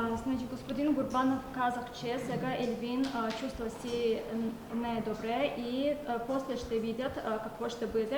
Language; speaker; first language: Bulgarian; non-native, learner; Azerbaijani